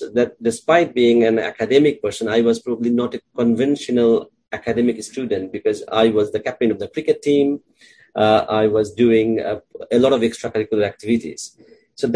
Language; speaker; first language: English; non-native, local second language; Bangla